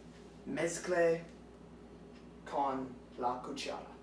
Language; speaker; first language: Spanish; non-native, learner; English